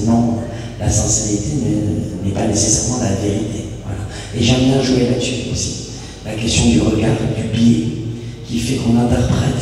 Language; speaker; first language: French; native; French